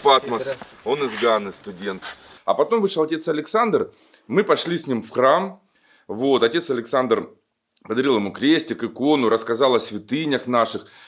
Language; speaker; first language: Russian; native; Russian